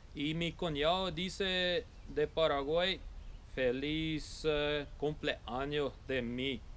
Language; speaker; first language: Spanish; non-native, learner; Low German